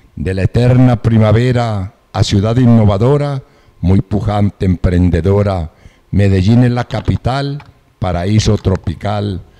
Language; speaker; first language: Spanish; native; Spanish